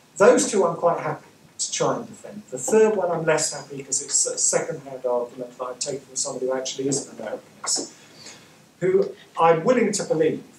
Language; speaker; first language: English; native; English